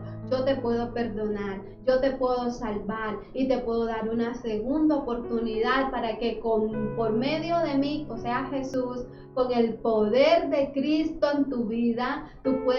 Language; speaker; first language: Spanish; native; Spanish